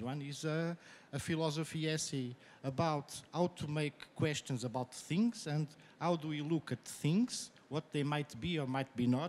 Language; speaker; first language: English; non-native, fluent; Portuguese